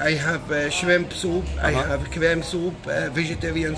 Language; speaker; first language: English; non-native, learner; Arabic